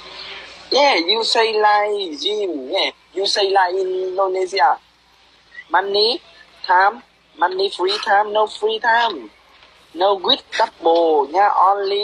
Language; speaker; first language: English; non-native, learner; Vietnamese